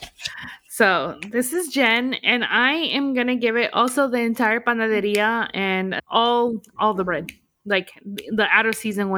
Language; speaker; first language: English; early bilingual, other home language; Spanish